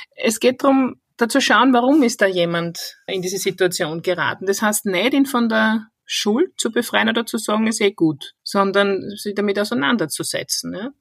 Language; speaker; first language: German; native; German